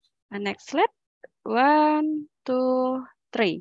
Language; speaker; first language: English; non-native, fluent; Indonesian